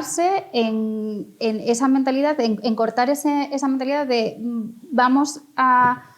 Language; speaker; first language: Spanish; native; Spanish